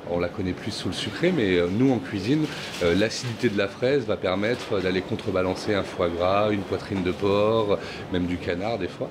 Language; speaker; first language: French; native; French